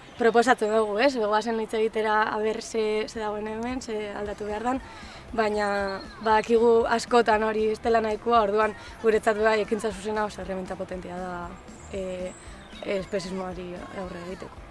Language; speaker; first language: Basque; native; Basque